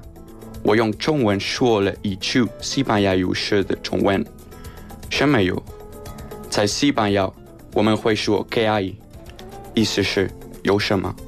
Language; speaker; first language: Chinese; non-native, fluent; Spanish